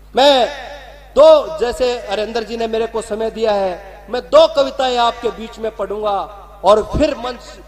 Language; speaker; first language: Hindi; non-native, local second language; Haryanvi